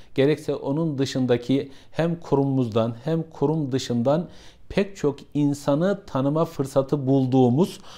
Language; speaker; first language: Turkish; native; Turkish